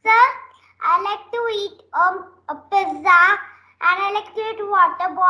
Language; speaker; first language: English; non-native, learner; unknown